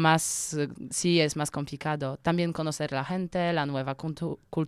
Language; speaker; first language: Spanish; non-native, learner; Polish